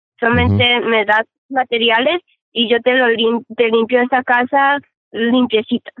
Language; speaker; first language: Spanish; early bilingual, heritage; Spanish